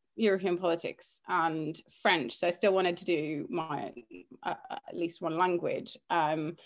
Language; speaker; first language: English; early bilingual, other home language; Greek